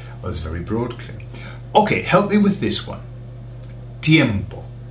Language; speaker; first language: English; native; English